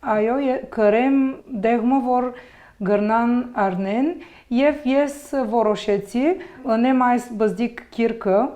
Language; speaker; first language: Armenian; early bilingual, heritage; Armenian